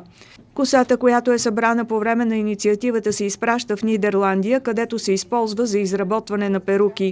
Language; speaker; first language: Bulgarian; native; Bulgarian